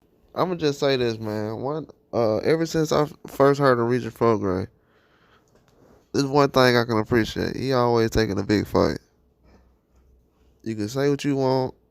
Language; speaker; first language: English; native; English